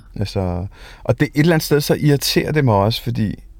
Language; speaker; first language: Danish; early bilingual, other home language; Hindi